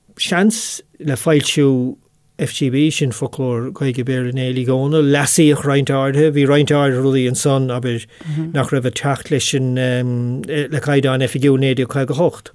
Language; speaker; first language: Irish; non-native, local second language; English